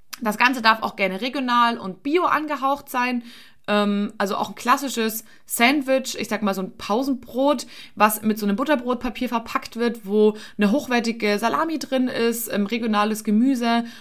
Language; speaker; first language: German; native; German